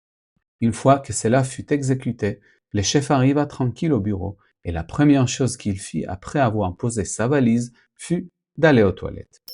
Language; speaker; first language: French; non-native, fluent; Spanish